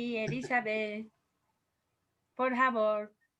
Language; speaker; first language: Spanish; non-native, learner; Japanese